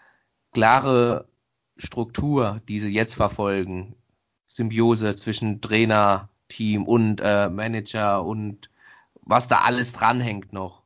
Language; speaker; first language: German; native; German